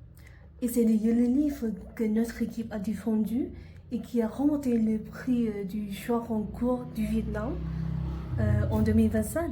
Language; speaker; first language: French; non-native, fluent; Vietnamese